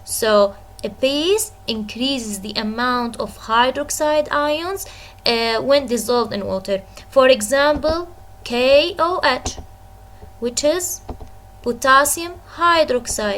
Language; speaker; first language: English; non-native, fluent; Arabic